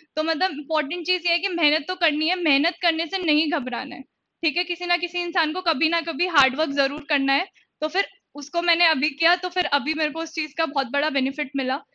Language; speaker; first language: Hindi; native; Hindi